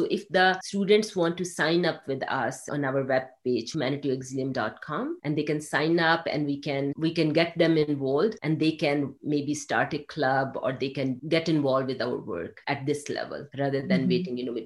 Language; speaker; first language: English; non-native, local second language; Urdu